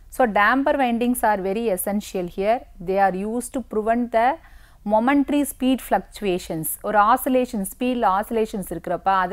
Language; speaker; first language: English; non-native, local second language; Tamil